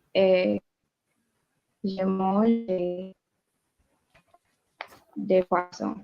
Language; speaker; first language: French; non-native, learner; English